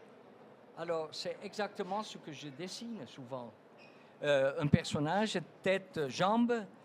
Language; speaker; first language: French; non-native, fluent; Dutch